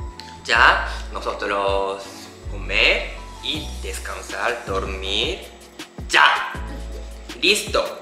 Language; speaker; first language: Spanish; non-native, learner; Japanese